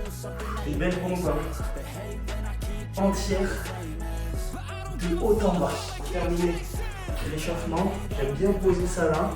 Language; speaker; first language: French; native; French